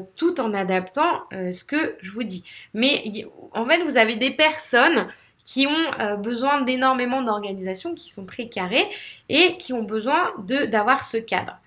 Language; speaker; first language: French; native; French